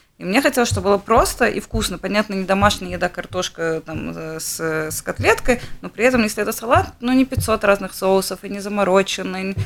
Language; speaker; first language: Russian; native; Russian